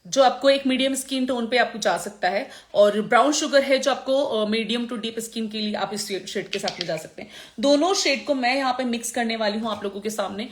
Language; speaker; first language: Hindi; non-native, local second language; Gujarati